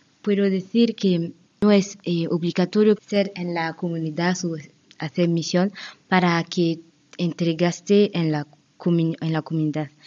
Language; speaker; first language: Spanish; non-native, learner; French